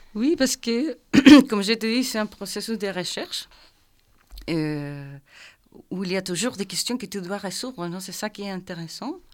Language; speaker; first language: French; non-native, fluent; Spanish